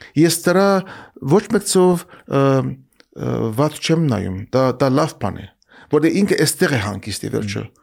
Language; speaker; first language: Armenian; early bilingual, heritage; Armenian